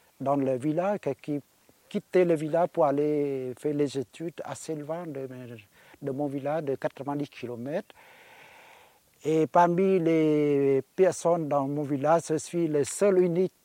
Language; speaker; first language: French; non-native, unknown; Khmer